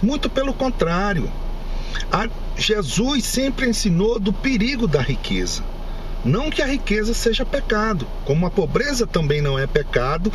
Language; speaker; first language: Portuguese; native; Portuguese